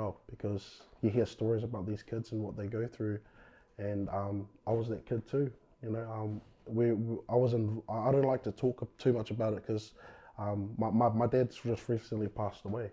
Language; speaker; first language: English; native; English